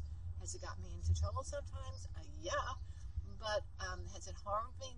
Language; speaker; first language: English; native; English